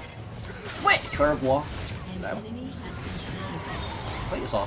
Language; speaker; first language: Chinese; native; Chinese